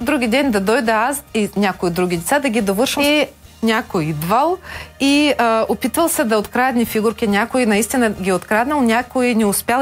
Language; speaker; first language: Bulgarian; non-native, fluent; Ukrainian